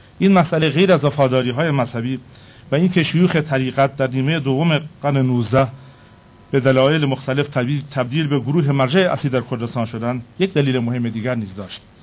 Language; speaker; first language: Persian; non-native, local second language; Kurdish